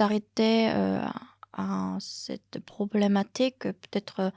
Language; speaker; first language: French; non-native, fluent; Korean